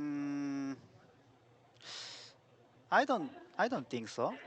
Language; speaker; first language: English; non-native, learner; Korean